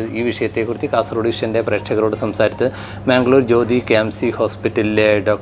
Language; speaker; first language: Malayalam; native; Malayalam